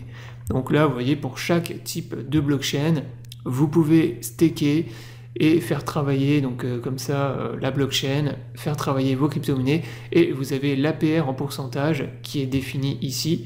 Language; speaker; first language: French; native; French